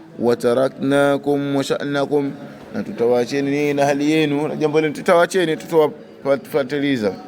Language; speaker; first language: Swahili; native; Swahili